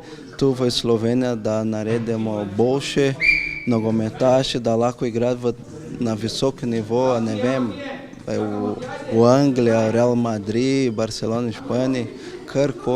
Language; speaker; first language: Slovenian; non-native, fluent; Portuguese